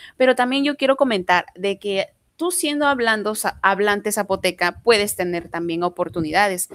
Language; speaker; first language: Spanish; non-native, local second language; Zapotec